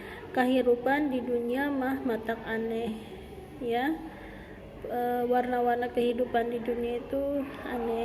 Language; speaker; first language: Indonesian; non-native, local second language; Sundanese